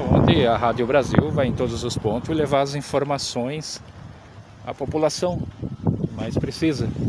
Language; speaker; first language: Portuguese; native; Portuguese